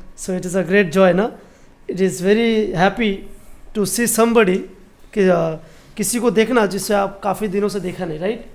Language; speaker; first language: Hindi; non-native, local second language; Bangla